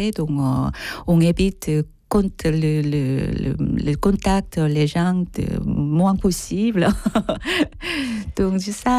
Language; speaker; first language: French; non-native, fluent; Korean